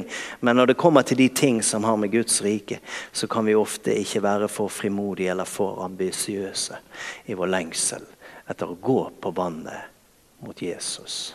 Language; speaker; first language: Norwegian; native; Norwegian